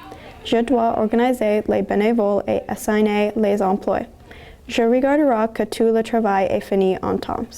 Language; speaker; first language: French; non-native, learner; English